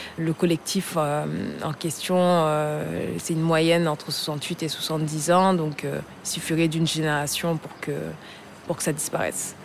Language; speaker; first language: French; non-native, local second language; Wolof